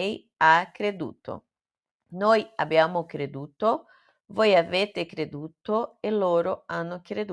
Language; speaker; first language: Italian; non-native, fluent; Portuguese